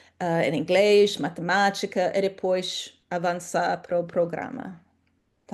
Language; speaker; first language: Portuguese; non-native, fluent; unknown